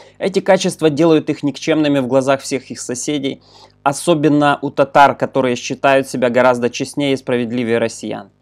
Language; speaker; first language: Russian; non-native, local second language; Ukrainian